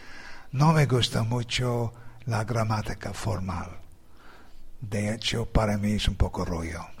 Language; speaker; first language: Spanish; non-native, learner; English